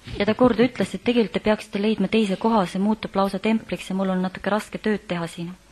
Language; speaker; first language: Estonian; non-native, local second language; Russian